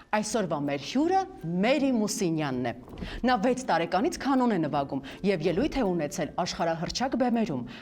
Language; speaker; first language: Armenian; native; Armenian